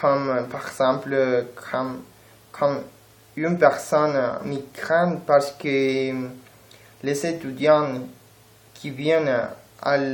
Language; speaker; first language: French; non-native, learner; Spanish